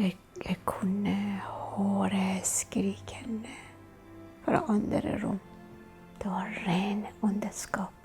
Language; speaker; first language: Norwegian; non-native, fluent; Persian